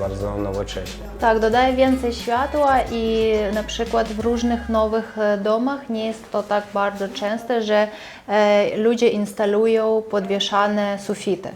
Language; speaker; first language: Polish; non-native, fluent; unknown